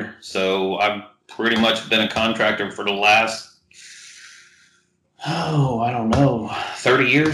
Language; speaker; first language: English; native; English